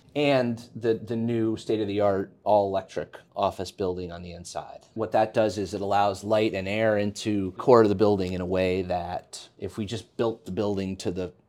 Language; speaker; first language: English; native; English